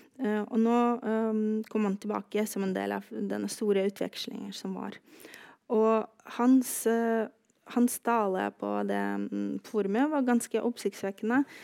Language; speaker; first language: Norwegian; non-native, fluent; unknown